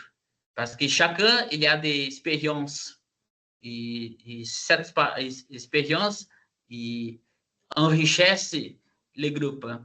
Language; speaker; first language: French; non-native, learner; Portuguese